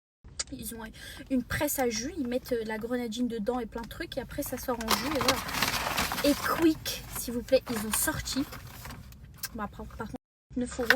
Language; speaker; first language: French; native; French